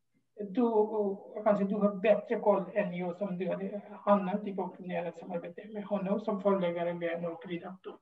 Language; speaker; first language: Swedish; non-native, fluent; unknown